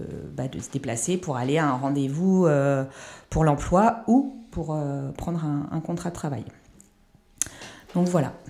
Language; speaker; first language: French; native; French